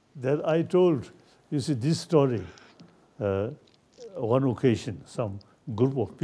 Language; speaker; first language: English; non-native, learner; Tibetan